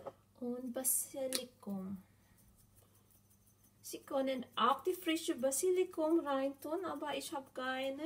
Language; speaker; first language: German; non-native, learner; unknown